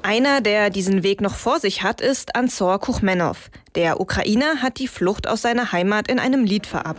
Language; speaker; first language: German; native; German